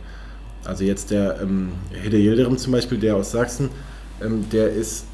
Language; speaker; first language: German; native; German